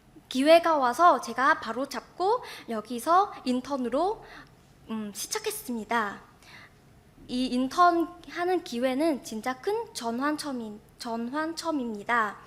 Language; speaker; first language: Korean; non-native, fluent; Vietnamese